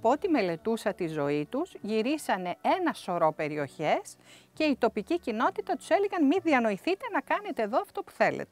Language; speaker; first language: Greek; native; Greek